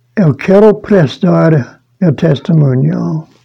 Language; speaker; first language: Portuguese; non-native, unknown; English